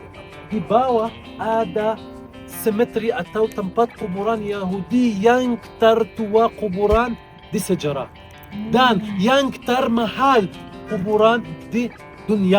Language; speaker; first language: Indonesian; non-native, learner; Arabic